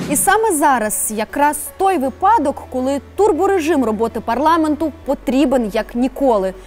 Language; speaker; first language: Ukrainian; native; Ukrainian